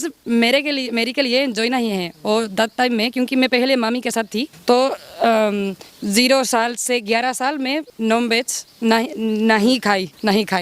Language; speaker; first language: Hindi; non-native, learner; Spanish